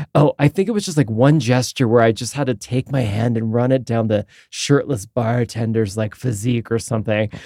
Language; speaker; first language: English; native; English